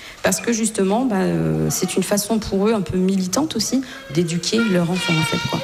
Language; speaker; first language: French; native; French